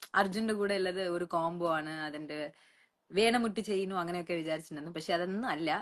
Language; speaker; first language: Malayalam; non-native, local second language; Tamil